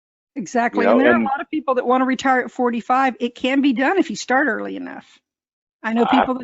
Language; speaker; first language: English; native; English